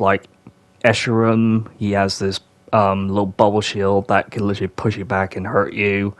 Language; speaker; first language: English; native; English